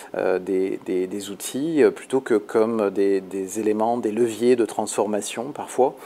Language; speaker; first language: French; native; French